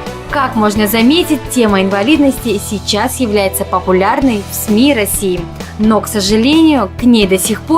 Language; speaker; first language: Russian; native; Russian